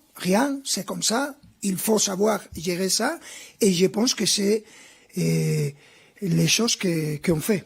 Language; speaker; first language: French; non-native, fluent; Spanish